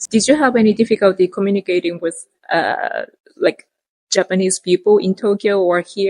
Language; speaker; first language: English; non-native, fluent; Japanese